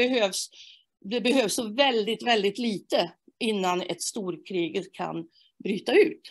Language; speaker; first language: Swedish; native; Swedish